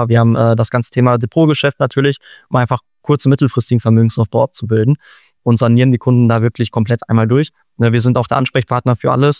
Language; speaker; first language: German; native; German